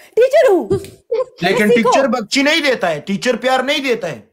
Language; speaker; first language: Hindi; non-native, learner; Pashto